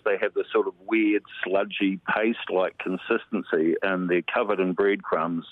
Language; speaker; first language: English; native; English